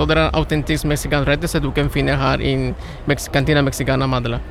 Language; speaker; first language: Norwegian; non-native, learner; Spanish